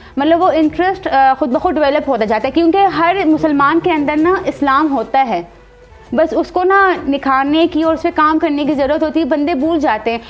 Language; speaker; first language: Urdu; non-native, local second language; Punjabi